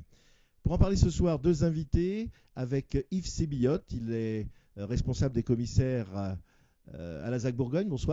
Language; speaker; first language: French; native; French